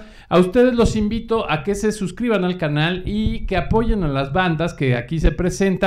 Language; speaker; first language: Spanish; native; Spanish